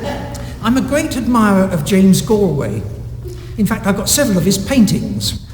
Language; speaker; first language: English; native; English